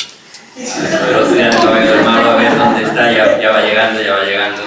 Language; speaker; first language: Spanish; non-native, local second language; Catalan